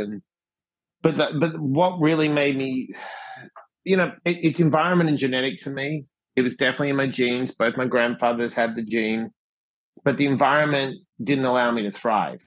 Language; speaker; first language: English; native; English